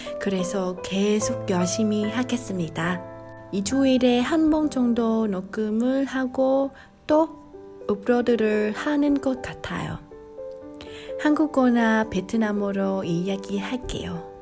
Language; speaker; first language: Korean; non-native, learner; Vietnamese